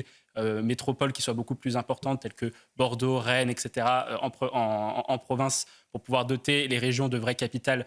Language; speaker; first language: French; native; French